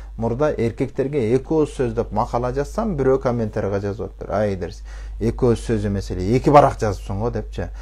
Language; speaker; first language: Kyrgyz; early bilingual, heritage; Kyrgyz